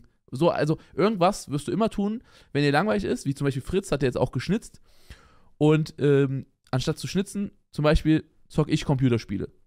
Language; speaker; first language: German; native; German